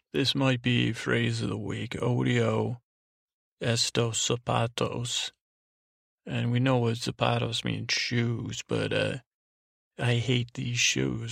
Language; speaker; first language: English; native; English